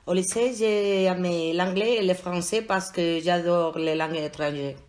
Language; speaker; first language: French; non-native, learner; Spanish